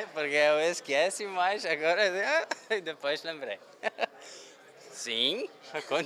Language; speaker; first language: Portuguese; non-native, learner; Polish